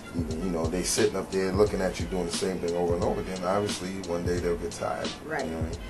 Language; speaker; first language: English; native; English